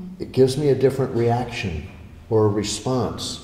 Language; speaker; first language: English; native; English